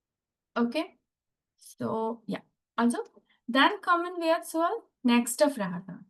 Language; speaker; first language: German; non-native, fluent; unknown